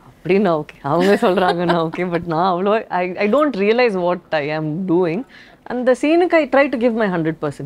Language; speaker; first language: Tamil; non-native, local second language; Badaga